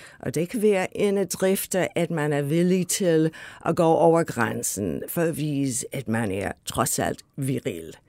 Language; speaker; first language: Danish; non-native, fluent; English